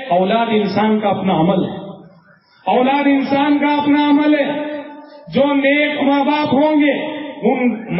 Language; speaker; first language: Urdu; native; Urdu